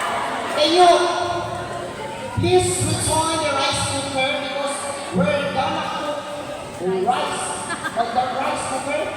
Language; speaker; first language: English; non-native, local second language; Cebuano